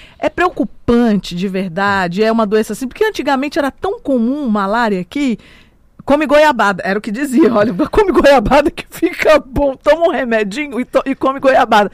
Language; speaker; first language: Portuguese; native; Portuguese